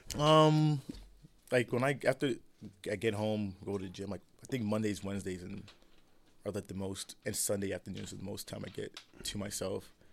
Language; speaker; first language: English; early bilingual, other home language; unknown